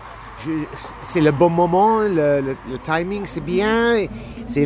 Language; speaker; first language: French; non-native, learner; English